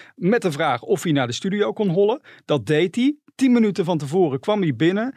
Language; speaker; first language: Dutch; native; Dutch